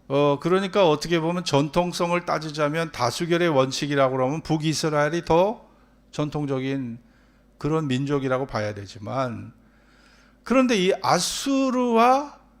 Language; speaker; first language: Korean; native; Korean